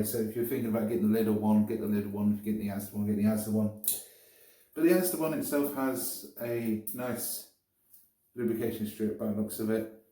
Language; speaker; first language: English; native; English